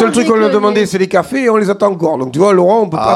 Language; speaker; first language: French; native; French